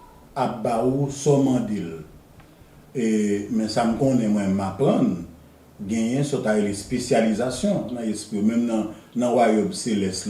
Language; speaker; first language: Haitian Creole; native; Haitian Creole